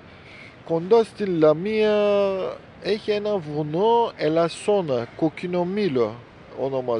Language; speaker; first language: Greek; non-native, learner; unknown